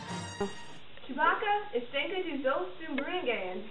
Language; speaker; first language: German; non-native, learner; English